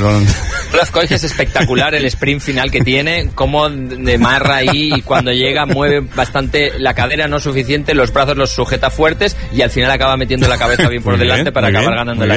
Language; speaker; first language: Spanish; native; Spanish